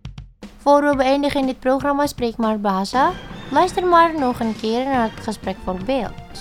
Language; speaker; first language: Dutch; non-native, learner; Indonesian